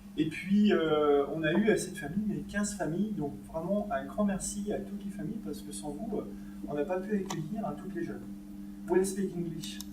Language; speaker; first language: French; native; French